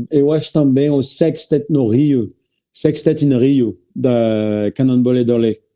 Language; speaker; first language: Portuguese; non-native, learner; French